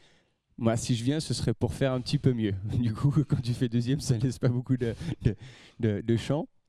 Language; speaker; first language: French; native; French